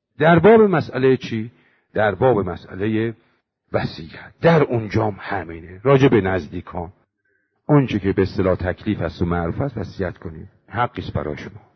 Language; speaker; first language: Persian; native; Persian